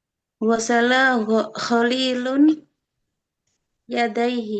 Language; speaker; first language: Arabic; non-native, learner; Indonesian